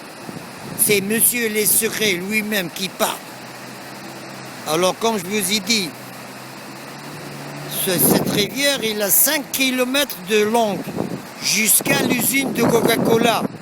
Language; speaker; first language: French; non-native, local second language; Arabic